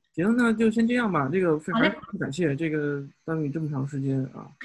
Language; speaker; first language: Chinese; native; Chinese